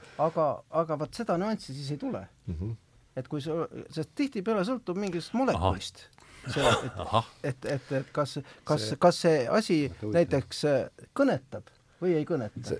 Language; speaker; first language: Estonian; native; Estonian